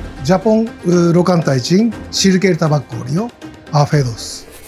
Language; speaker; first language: Turkish; non-native, learner; Japanese